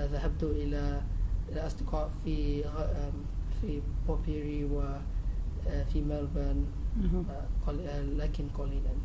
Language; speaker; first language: Arabic; non-native, learner; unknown